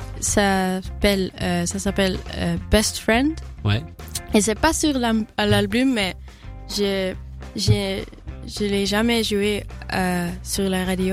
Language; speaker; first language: French; non-native, fluent; Dutch